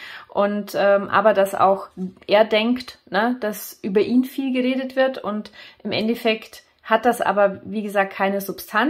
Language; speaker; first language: German; native; German